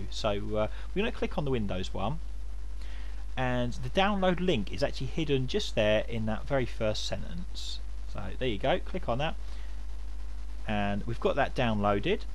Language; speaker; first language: English; native; English